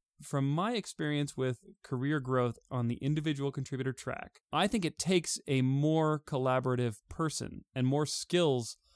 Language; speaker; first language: English; native; English